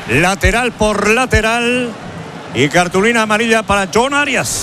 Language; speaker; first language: Spanish; native; Spanish